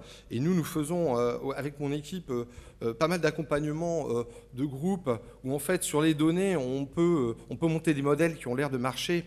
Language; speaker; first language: French; native; French